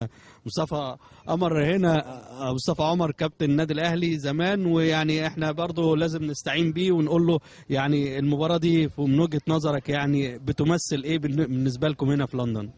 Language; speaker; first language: Arabic; native; Arabic